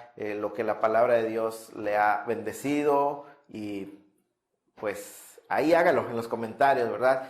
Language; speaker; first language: Spanish; native; Spanish